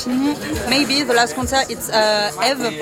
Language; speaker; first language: English; non-native, learner; French